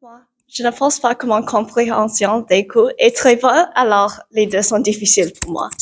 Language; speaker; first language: French; non-native, learner; English